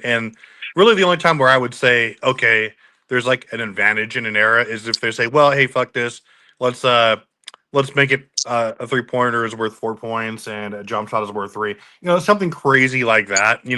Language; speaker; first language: English; native; English